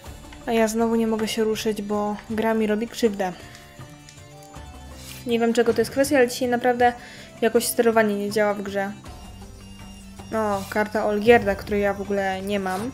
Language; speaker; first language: Polish; native; Polish